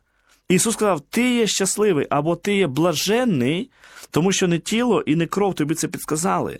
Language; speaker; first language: Ukrainian; native; Ukrainian